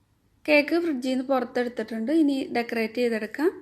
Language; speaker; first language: Malayalam; native; Malayalam